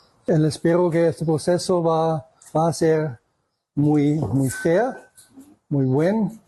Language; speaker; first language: Spanish; non-native, learner; German